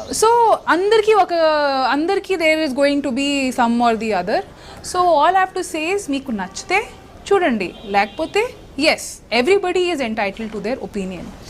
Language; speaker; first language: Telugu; non-native, local second language; Hindi